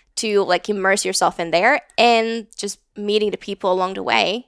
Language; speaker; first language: English; non-native, fluent; Latvian